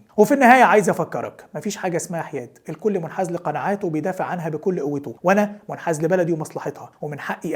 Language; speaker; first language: Arabic; native; Arabic